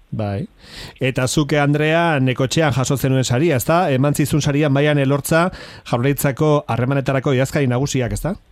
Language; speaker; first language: Basque; native; Basque